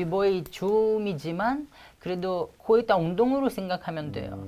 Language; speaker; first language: Korean; non-native, fluent; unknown